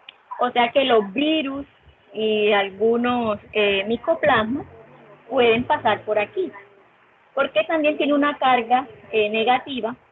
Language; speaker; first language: Spanish; native; Spanish